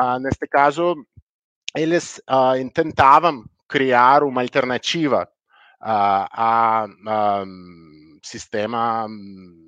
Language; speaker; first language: Portuguese; non-native, learner; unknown